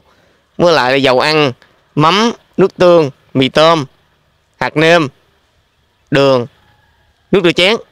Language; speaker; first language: Vietnamese; native; Vietnamese